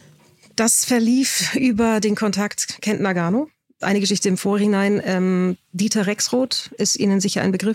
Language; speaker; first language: German; native; German